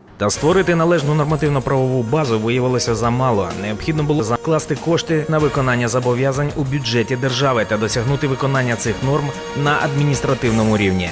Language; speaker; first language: Ukrainian; native; Ukrainian